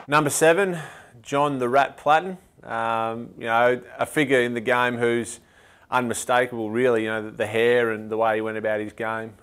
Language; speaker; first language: English; native; English